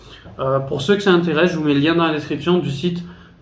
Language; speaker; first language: French; native; French